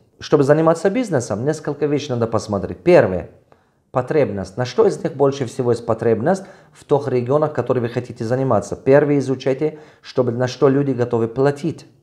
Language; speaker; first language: Russian; non-native, local second language; Tajik